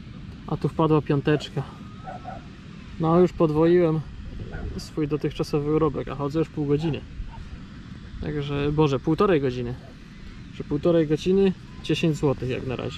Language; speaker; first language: Polish; native; Polish